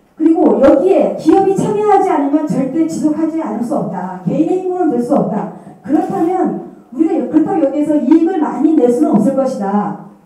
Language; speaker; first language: Korean; native; Korean